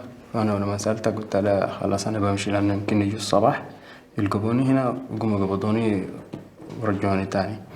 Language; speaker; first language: Arabic; native; Arabic